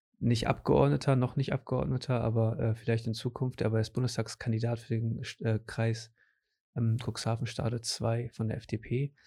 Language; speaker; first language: German; early bilingual, other home language; Portuguese